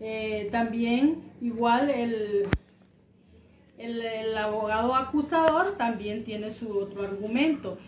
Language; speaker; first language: Spanish; native; Spanish